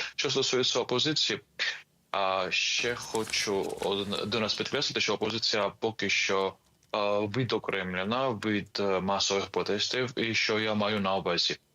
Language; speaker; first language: Ukrainian; non-native, fluent; Georgian